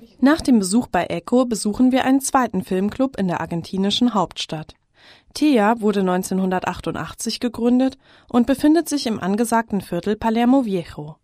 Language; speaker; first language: German; native; German